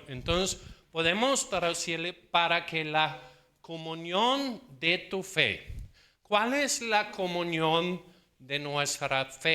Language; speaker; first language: Spanish; non-native, fluent; Danish